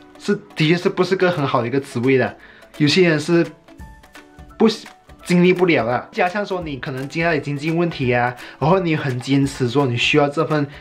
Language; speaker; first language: Chinese; native; Chinese